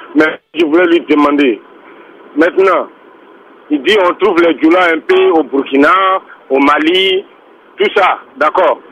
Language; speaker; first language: French; non-native, local second language; Dyula